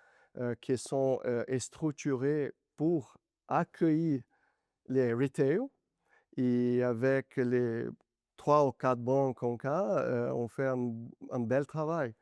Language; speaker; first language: French; non-native, fluent; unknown